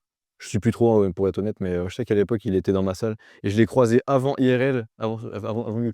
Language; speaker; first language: French; native; French